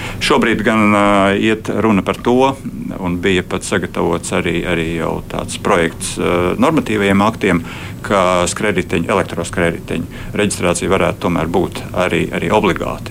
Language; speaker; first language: Latvian; native; Latvian